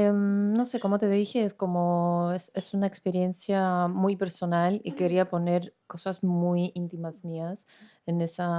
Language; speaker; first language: Spanish; non-native, fluent; Greek